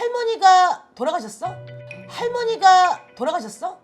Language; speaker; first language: Korean; native; Korean